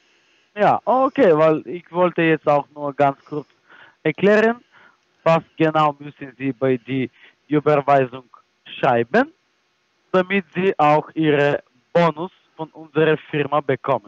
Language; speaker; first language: German; non-native, fluent; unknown